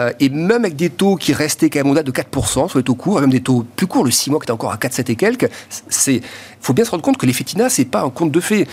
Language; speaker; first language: French; native; French